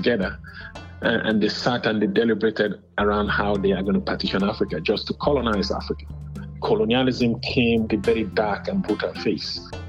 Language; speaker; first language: English; non-native, local second language; Igbo